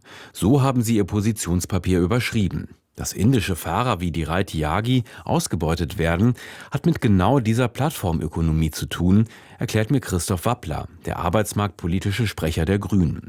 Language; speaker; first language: German; native; German